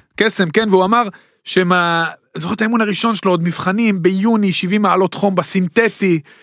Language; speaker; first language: Hebrew; native; Hebrew